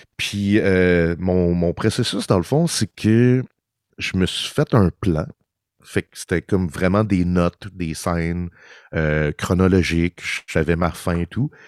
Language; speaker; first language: French; early bilingual, heritage; French